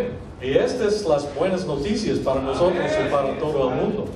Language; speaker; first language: Spanish; non-native, fluent; English